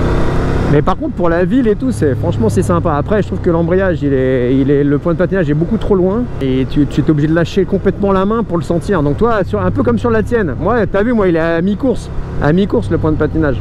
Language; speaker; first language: French; native; French